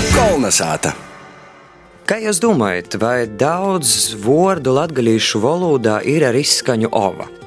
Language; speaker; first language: Latvian; native; Latvian